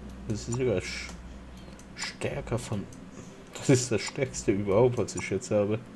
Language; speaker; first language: German; non-native, local second language; Luxembourgish